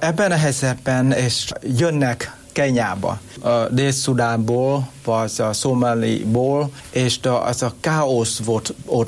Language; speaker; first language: Hungarian; non-native, learner; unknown